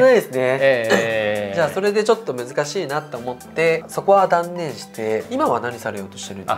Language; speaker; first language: Japanese; native; Japanese